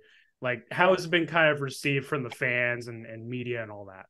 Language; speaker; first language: English; native; English